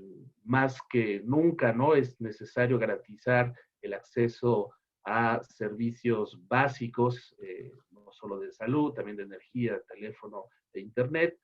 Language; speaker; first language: Spanish; native; Spanish